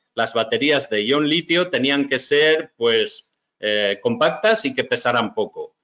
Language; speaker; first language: Spanish; native; Spanish